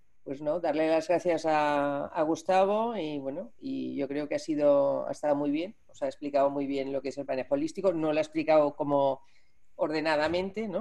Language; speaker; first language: Spanish; native; Spanish